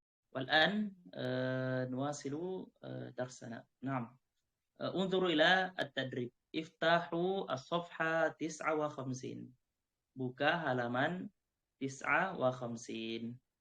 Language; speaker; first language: Arabic; non-native, fluent; Indonesian